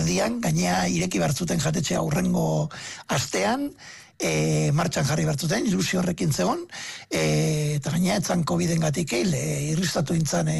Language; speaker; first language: Basque; native; Basque